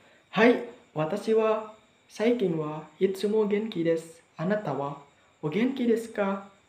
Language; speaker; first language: Japanese; non-native, learner; Indonesian